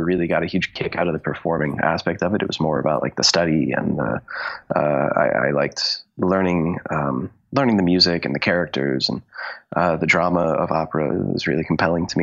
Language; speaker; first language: English; native; English